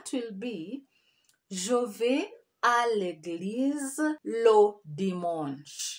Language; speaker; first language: French; non-native, fluent; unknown